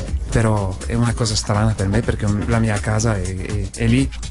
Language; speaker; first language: Italian; non-native, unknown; English